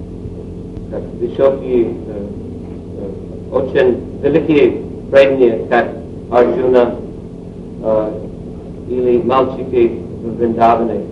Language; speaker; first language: Russian; non-native, learner; English